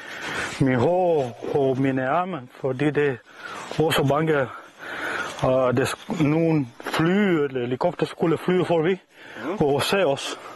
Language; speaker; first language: Danish; non-native, fluent; Spanish